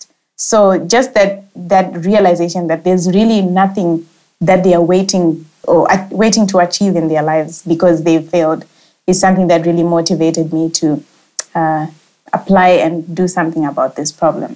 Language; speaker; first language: English; non-native, local second language; Shona